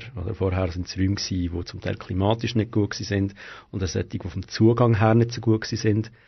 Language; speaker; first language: German; native; German